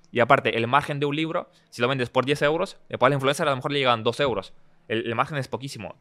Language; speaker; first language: Spanish; early bilingual, other home language; Russian